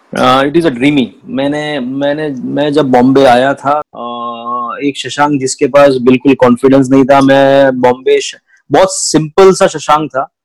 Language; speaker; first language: Hindi; non-native, local second language; Marathi